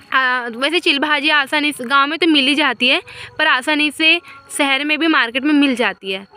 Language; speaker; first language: Hindi; non-native, local second language; Marathi